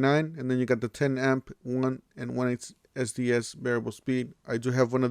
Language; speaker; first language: English; native; English